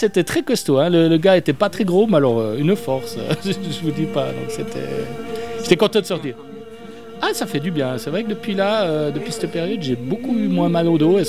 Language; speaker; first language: French; native; French